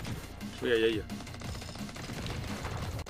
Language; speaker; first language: French; native; French